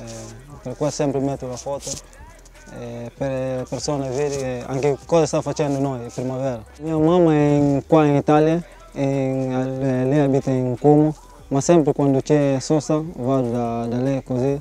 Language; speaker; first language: Italian; non-native, learner; Portuguese